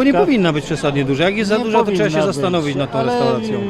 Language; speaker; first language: Polish; native; Polish